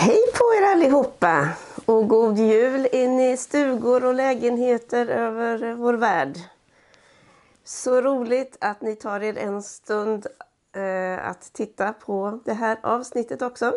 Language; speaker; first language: Swedish; native; Swedish